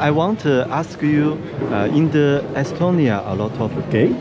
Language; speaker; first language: English; non-native, learner; Chinese